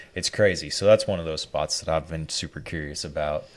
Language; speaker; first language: English; native; English